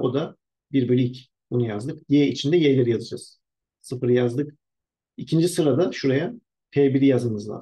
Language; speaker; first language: Turkish; native; Turkish